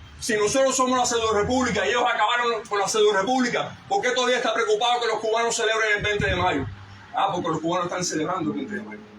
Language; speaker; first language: Spanish; early bilingual, heritage; Spanish